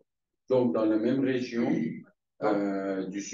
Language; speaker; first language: French; non-native, fluent; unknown